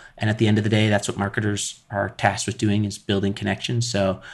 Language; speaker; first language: English; native; English